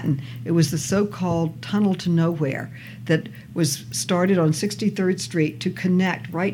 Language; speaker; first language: English; native; English